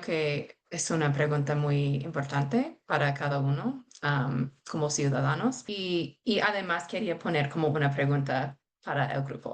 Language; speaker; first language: Spanish; non-native, fluent; English